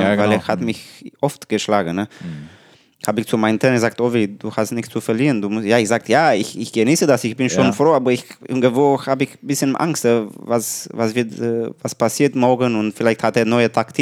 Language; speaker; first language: German; non-native, learner; Romanian